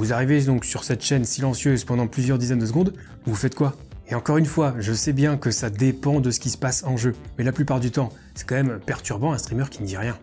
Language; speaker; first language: French; native; French